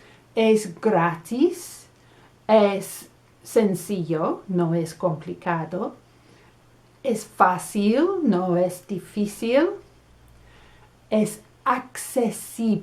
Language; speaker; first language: Spanish; non-native, fluent; English